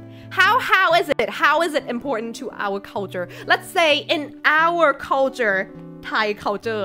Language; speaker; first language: English; non-native, fluent; Thai